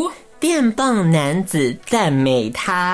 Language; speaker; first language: Chinese; native; Chinese